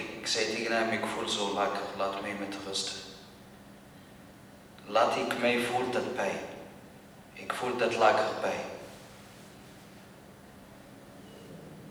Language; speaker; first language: Dutch; non-native, learner; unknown